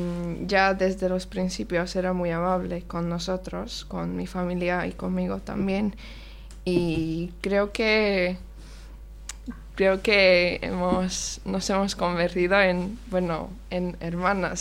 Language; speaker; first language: Spanish; non-native, learner; Hungarian